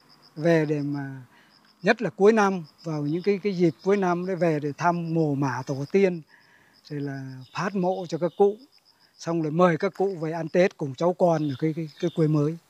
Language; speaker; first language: Vietnamese; native; Vietnamese